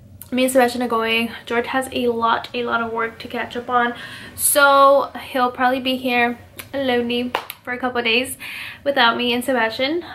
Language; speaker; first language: English; early bilingual, other home language; Spanish